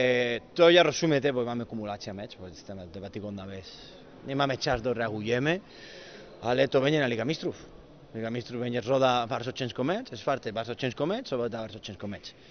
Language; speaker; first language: Polish; non-native, learner; Spanish